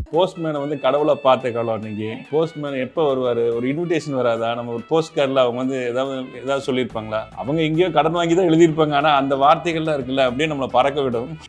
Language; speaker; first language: Tamil; native; Tamil